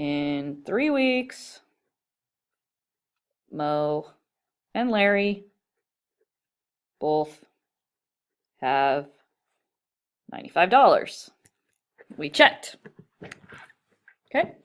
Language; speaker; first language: English; native; English